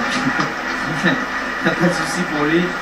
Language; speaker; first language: French; native; French